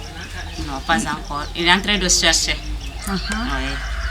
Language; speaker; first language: French; non-native, learner; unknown